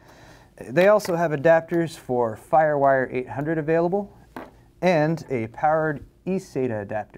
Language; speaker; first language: English; native; English